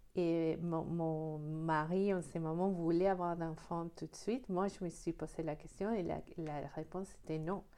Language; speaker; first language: French; non-native, fluent; Spanish